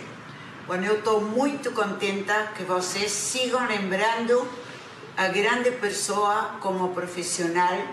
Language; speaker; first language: Portuguese; non-native, learner; Spanish